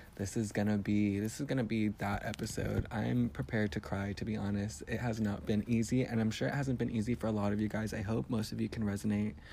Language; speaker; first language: English; early bilingual, other home language; Spanish